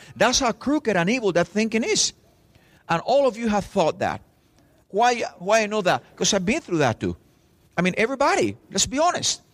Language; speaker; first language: English; non-native, fluent; Spanish